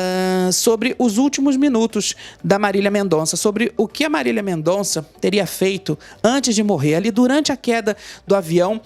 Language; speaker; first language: Portuguese; native; Portuguese